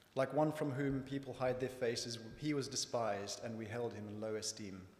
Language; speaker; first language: English; native; English